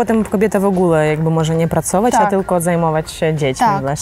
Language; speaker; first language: Polish; non-native, fluent; Ukrainian